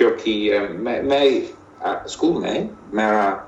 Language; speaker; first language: Hindi; non-native, learner; English